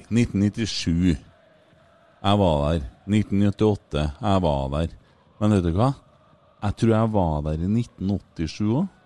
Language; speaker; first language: Norwegian; native; Norwegian